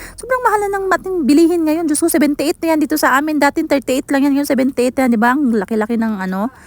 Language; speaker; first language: Filipino; non-native, local second language; Cebuano